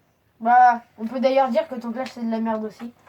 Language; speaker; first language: French; native; French